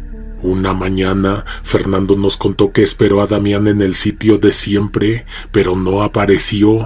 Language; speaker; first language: Spanish; native; Spanish